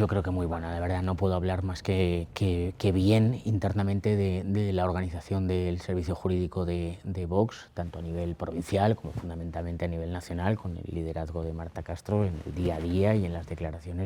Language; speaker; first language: Spanish; native; Spanish